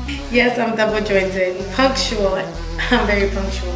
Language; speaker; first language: English; early bilingual, other home language; Spanish